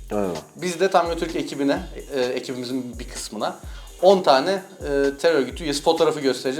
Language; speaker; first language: Turkish; native; Turkish